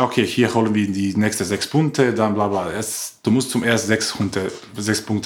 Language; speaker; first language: German; non-native, learner; Croatian